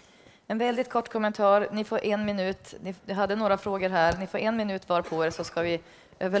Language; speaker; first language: Swedish; native; Swedish